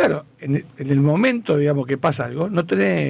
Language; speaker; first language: Spanish; native; Spanish